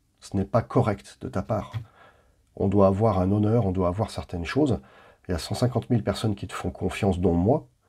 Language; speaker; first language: French; native; French